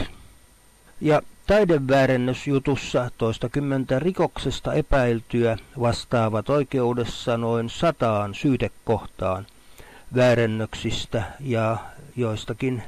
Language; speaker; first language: Finnish; native; Finnish